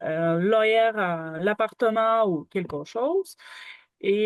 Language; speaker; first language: French; non-native, learner; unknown